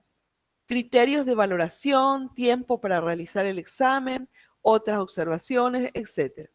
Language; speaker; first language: Spanish; native; Spanish